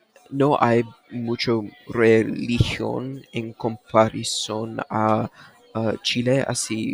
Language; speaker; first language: Spanish; non-native, learner; English